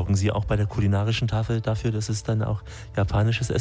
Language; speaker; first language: German; native; German